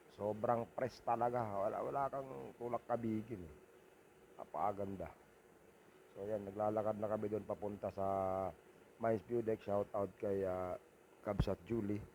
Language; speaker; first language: Filipino; non-native, local second language; Cebuano